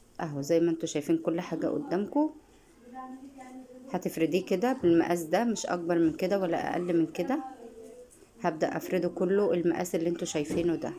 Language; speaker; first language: Arabic; native; Arabic